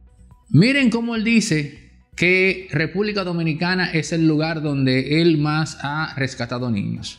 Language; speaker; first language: Spanish; native; Spanish